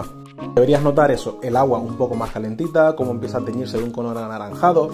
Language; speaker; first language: Spanish; native; Spanish